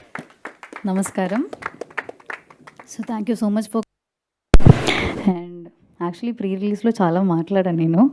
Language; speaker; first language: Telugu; non-native, learner; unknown